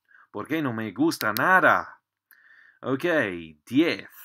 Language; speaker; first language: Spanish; non-native, fluent; English